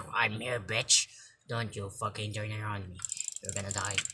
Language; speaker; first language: English; non-native, local second language; Filipino